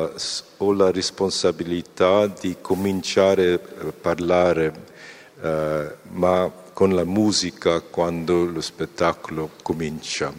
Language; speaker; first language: Italian; non-native, fluent; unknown